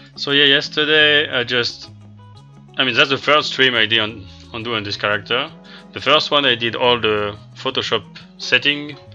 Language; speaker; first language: English; non-native, fluent; French